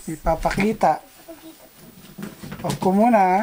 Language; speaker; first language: Filipino; native; Filipino